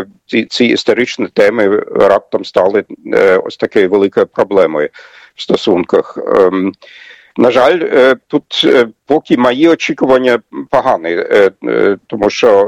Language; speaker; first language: Ukrainian; non-native, fluent; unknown